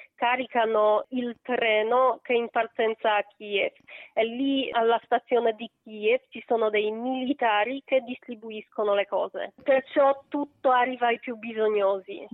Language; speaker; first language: Italian; non-native, learner; Polish